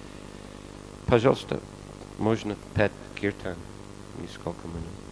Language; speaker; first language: Russian; non-native, fluent; English